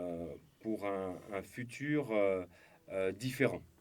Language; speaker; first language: French; native; French